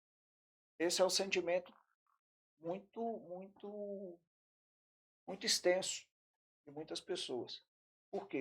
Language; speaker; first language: Portuguese; native; Portuguese